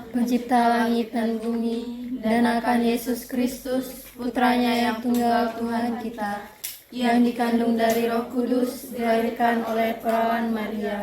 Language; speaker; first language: Indonesian; native; Indonesian